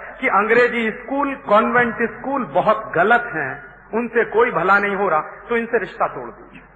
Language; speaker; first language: Hindi; native; Hindi